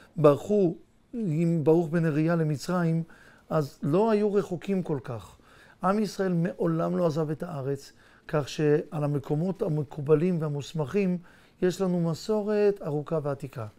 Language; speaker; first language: Hebrew; native; Hebrew